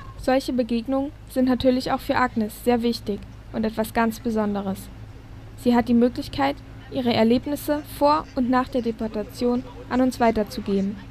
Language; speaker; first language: German; native; German